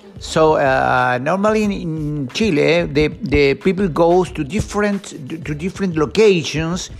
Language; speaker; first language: English; non-native, learner; Spanish